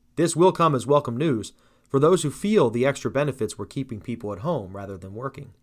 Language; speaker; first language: English; native; English